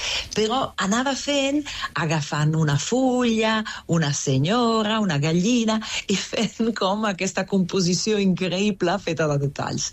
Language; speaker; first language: Catalan; non-native, fluent; Italian